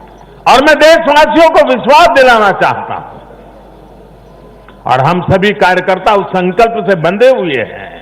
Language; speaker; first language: Hindi; non-native, local second language; Gujarati